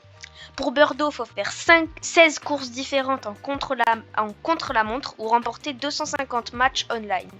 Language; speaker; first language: French; native; French